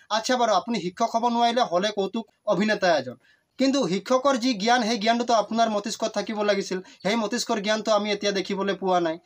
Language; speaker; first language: Assamese; non-native, local second language; Sadri